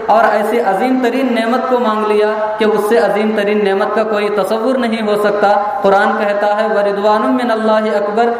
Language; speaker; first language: Urdu; native; Urdu